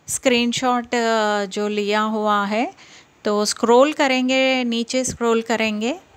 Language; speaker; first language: Hindi; non-native, local second language; Telugu